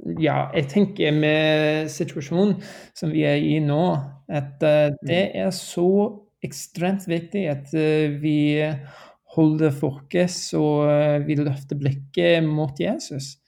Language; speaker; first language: Norwegian; non-native, learner; English